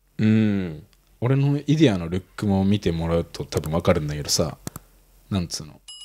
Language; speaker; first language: Japanese; native; Japanese